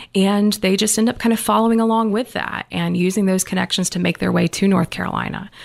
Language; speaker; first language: English; native; English